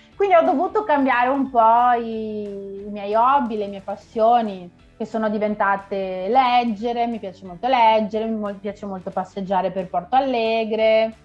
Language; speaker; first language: Italian; native; Italian